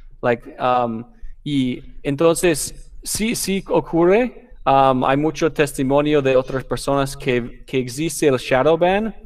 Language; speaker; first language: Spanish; non-native, fluent; English